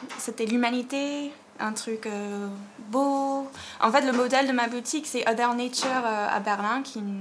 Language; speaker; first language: French; non-native, fluent; English